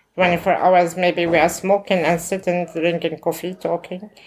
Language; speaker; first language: English; non-native, learner; Arabic